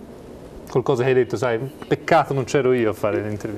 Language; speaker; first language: Italian; native; Italian